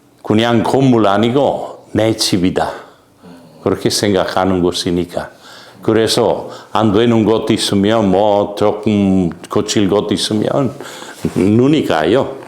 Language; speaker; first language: Korean; non-native, fluent; Italian